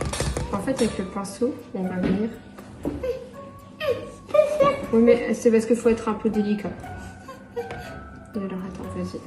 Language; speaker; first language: French; native; French